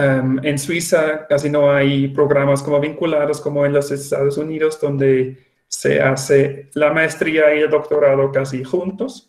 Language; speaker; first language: Spanish; non-native, fluent; Swiss German